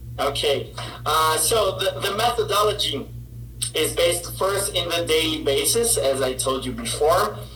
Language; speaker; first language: English; non-native, fluent; Portuguese